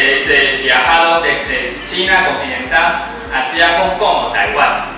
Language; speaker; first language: Spanish; non-native, fluent; Chinese